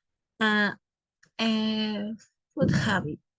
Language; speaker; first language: English; non-native, learner; Spanish